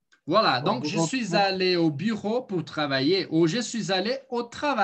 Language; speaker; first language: French; non-native, fluent; Portuguese